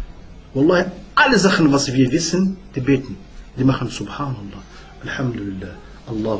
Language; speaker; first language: German; non-native, learner; Arabic